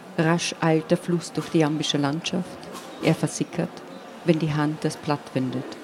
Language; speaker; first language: German; non-native, local second language; Slovenian